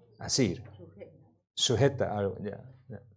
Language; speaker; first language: Spanish; non-native, learner; Korean